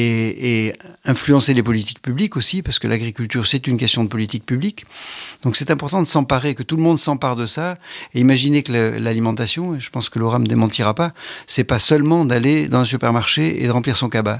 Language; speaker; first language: French; native; French